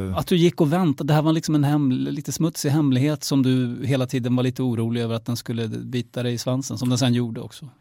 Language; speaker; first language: Swedish; native; Swedish